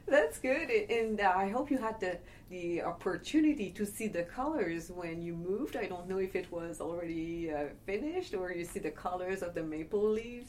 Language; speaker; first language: English; non-native, fluent; French